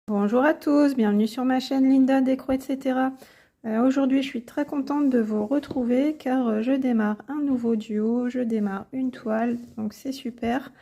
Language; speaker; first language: French; native; French